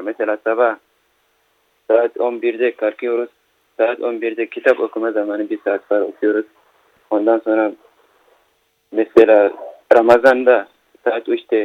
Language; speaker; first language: Turkish; non-native, learner; Rohingya